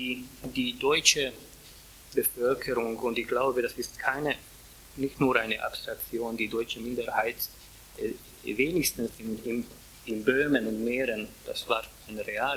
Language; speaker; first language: German; non-native, fluent; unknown